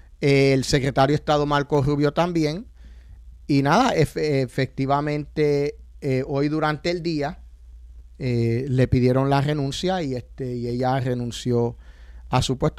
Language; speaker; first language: Spanish; native; Spanish